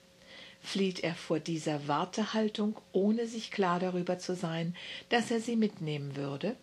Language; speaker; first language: German; native; German